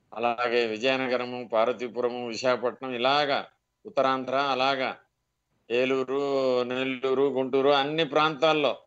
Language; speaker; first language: Telugu; native; Telugu